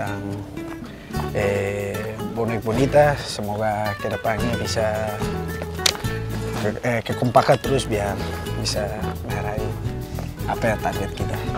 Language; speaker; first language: Indonesian; non-native, learner; Tetum